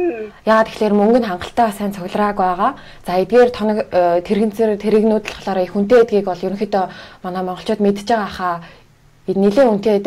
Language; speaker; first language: Mongolian; native; Mongolian